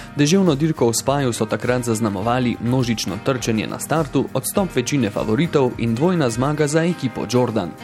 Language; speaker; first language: Slovenian; native; Slovenian